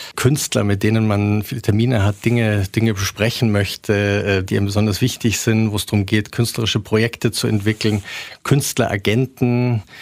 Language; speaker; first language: German; native; German